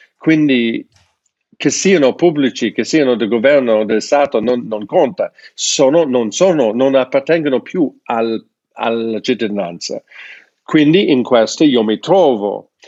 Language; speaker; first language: Italian; non-native, fluent; English